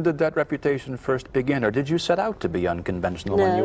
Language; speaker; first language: English; native; English